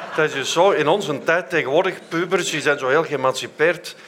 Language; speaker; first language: Dutch; native; Dutch